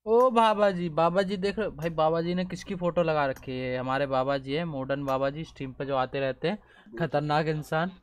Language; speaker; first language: Hindi; native; Hindi